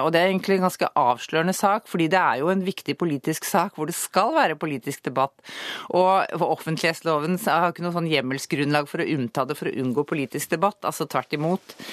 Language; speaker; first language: Norwegian; native; Norwegian